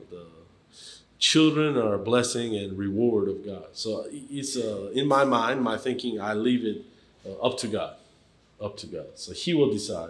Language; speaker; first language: English; native; English